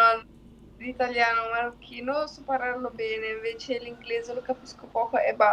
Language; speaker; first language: Italian; early bilingual, other home language; Arabic